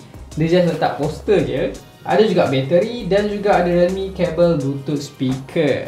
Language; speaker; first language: Malay; native; Malay